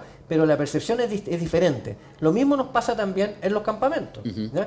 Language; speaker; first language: Spanish; native; Spanish